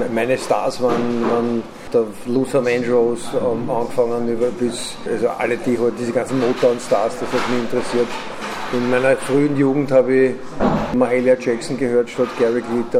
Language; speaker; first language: German; native; German